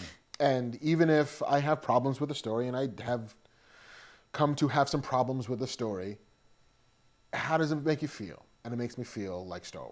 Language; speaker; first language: English; native; English